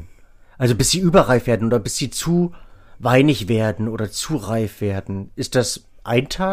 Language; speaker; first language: German; native; German